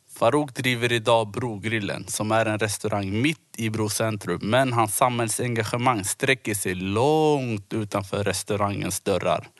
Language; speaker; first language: Swedish; early bilingual, other home language; Somali